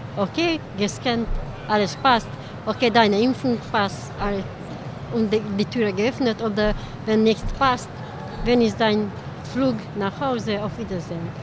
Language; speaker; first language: German; non-native, learner; Hungarian